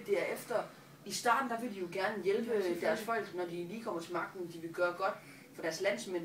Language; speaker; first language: Danish; native; Danish